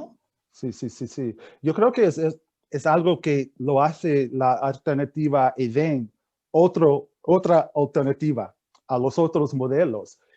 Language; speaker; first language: Spanish; non-native, fluent; English